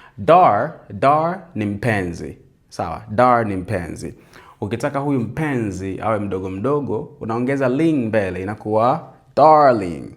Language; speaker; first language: Swahili; native; Swahili